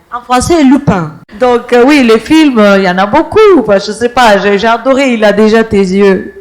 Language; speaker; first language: French; non-native, fluent; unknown